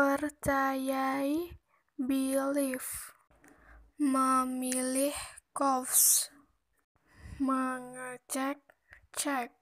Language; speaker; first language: Indonesian; native; Indonesian